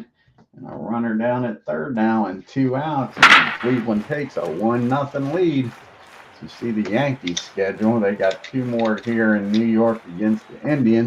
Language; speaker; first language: English; native; English